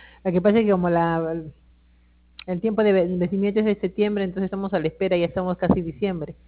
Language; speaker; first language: Spanish; native; Spanish